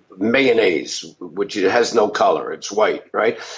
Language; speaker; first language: English; native; English